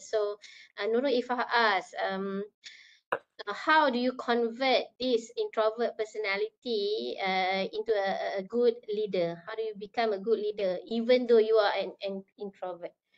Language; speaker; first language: English; non-native, local second language; Malay